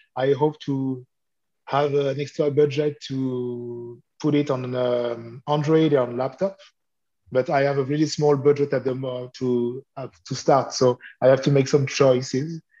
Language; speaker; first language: English; non-native, fluent; French